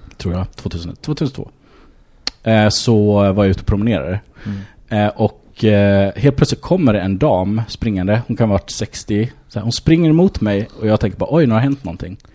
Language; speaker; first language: Swedish; early bilingual, other home language; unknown